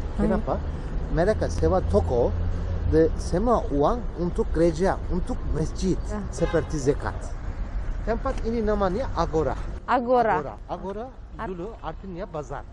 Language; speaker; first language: Indonesian; non-native, learner; Turkish